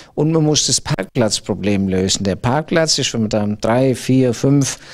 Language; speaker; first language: German; native; German